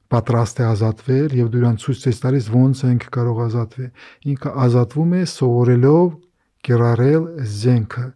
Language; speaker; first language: Armenian; native; Armenian